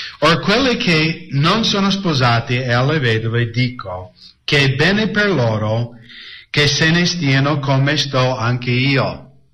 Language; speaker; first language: Italian; non-native, fluent; English